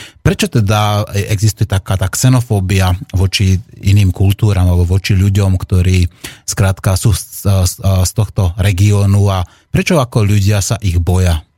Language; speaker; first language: Slovak; native; Slovak